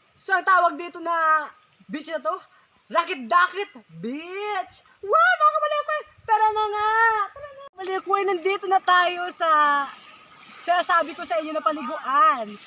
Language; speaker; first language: Filipino; non-native, local second language; Hiligaynon